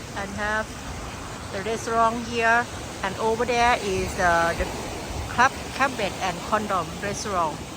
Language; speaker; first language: English; non-native, learner; Thai